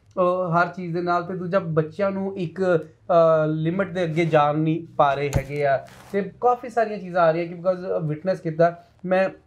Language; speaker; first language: Punjabi; non-native, local second language; Hindi